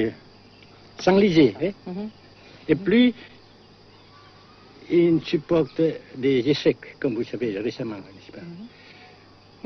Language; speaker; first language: French; non-native, local second language; Vietnamese